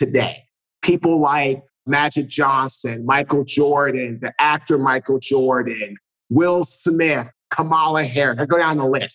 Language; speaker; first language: English; native; English